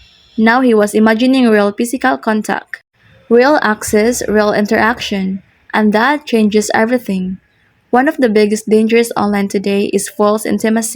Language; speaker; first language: English; non-native, local second language; Filipino